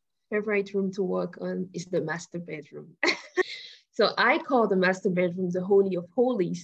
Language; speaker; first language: English; non-native, local second language; French